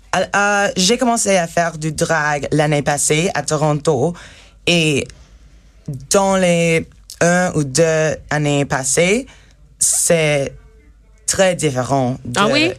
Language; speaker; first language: French; non-native, learner; English